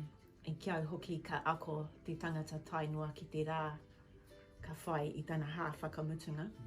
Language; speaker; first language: Māori; non-native, local second language; English